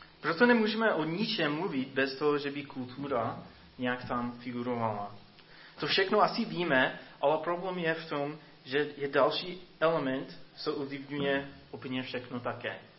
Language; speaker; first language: Czech; non-native, fluent; English